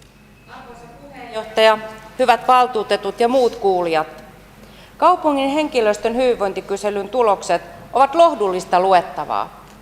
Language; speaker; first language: Finnish; native; Finnish